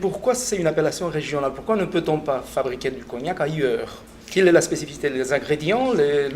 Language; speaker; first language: French; non-native, fluent; Romanian